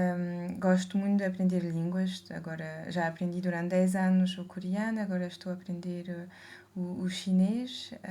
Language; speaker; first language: Portuguese; early bilingual, heritage; Portuguese